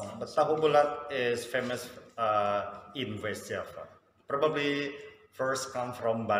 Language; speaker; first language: English; non-native, fluent; Sundanese